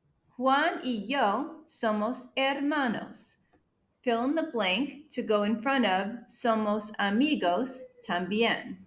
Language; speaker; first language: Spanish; non-native, fluent; English